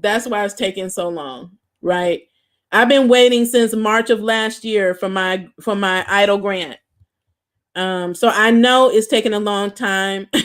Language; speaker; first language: English; native; English